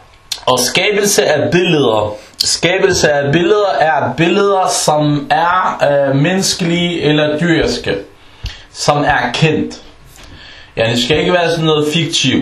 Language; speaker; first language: Danish; early bilingual, other home language; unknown